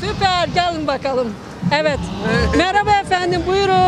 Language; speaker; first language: Turkish; native; Turkish